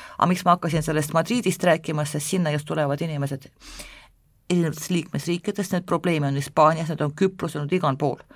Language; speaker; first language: Estonian; non-native, local second language; Russian